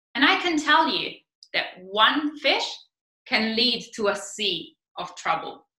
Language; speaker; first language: English; non-native, fluent; Italian